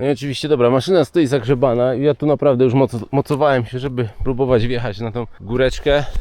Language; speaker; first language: Polish; native; Polish